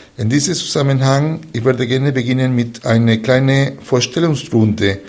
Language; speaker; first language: German; non-native, fluent; Spanish